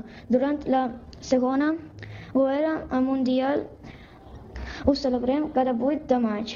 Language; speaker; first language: Catalan; early bilingual, other home language; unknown